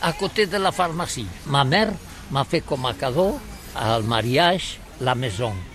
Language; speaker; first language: French; non-native, learner; Catalan